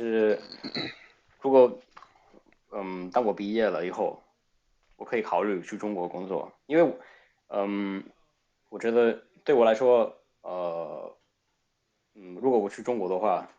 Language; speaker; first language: Chinese; non-native, fluent; Spanish